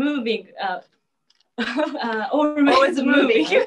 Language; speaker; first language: English; non-native, learner; Japanese